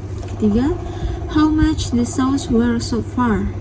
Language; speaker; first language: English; non-native, learner; Indonesian